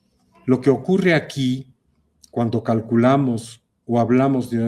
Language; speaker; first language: Spanish; native; Spanish